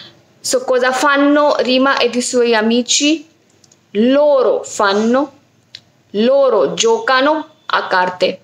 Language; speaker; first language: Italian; non-native, fluent; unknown